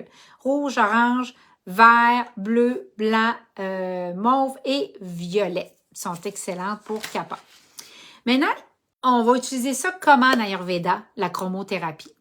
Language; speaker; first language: French; native; French